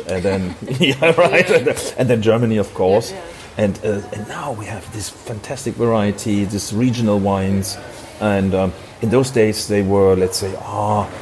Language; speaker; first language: English; non-native, fluent; German